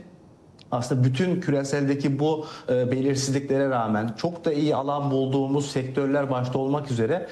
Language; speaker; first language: Turkish; native; Turkish